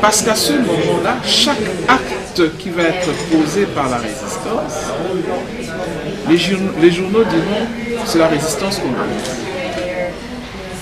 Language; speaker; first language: French; non-native, local second language; Lingala